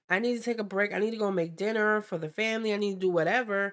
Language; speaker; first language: English; native; English